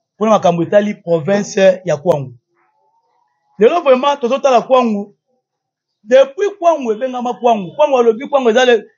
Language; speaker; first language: Lingala; non-native, local second language; Kituba (Democratic Republic of Congo)